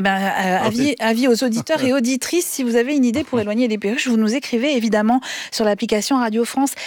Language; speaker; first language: French; native; French